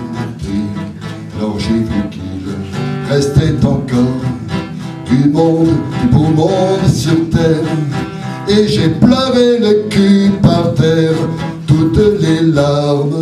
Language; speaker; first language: French; native; French